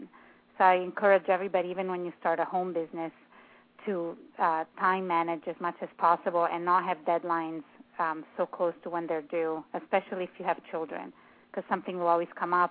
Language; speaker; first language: English; non-native, fluent; Italian